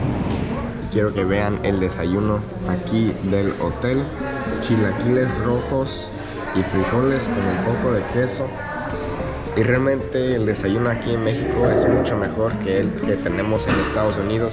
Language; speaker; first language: Spanish; non-native, fluent; English